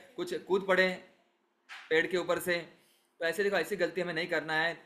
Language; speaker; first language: Hindi; non-native, local second language; Marathi